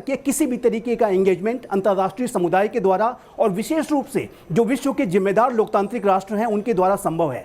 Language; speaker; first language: Hindi; native; Hindi